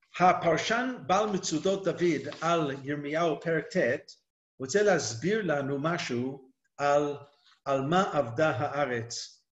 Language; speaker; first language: Hebrew; native; Hebrew